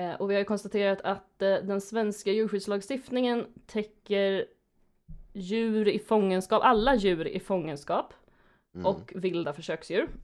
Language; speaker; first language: Swedish; native; Swedish